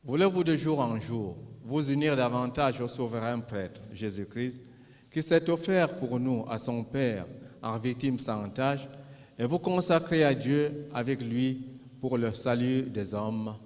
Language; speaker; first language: French; native; French